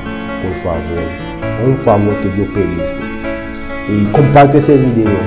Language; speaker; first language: Spanish; non-native, learner; Haitian Creole